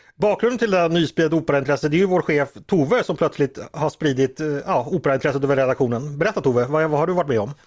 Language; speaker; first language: Swedish; native; Swedish